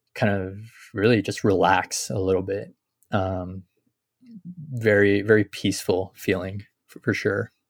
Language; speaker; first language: English; native; English